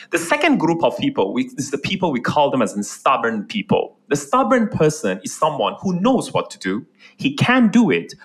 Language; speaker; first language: English; non-native, fluent; Persian